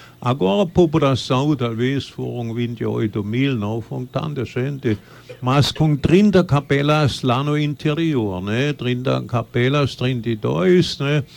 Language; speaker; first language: Portuguese; non-native, fluent; German